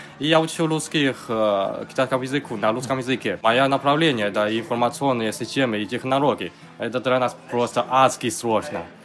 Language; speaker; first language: Russian; non-native, learner; Chinese